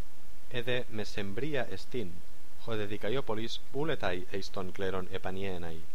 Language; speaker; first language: Greek; non-native, fluent; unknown